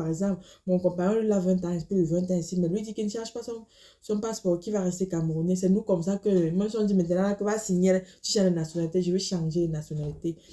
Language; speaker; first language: French; native; French